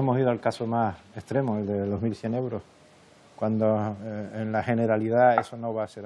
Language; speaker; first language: Spanish; native; Spanish